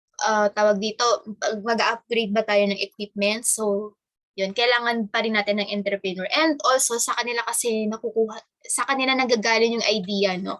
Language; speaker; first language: Filipino; native; Filipino